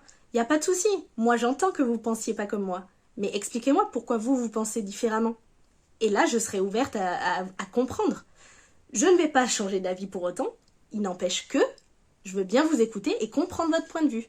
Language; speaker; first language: French; native; French